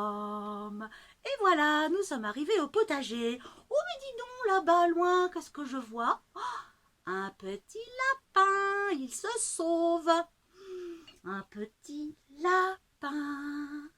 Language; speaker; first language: French; native; French